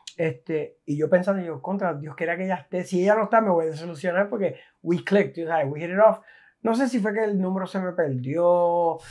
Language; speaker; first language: Spanish; native; Spanish